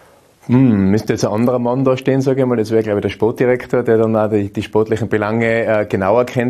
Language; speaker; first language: German; native; German